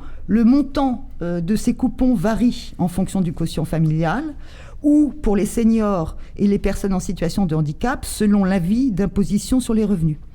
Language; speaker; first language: French; native; French